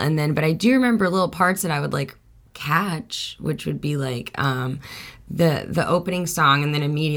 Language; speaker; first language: English; early bilingual, other home language; Spanish